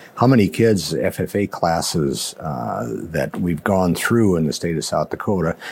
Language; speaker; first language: English; native; English